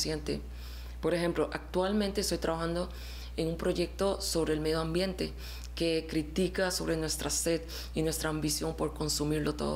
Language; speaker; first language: Spanish; early bilingual, other home language; Chinese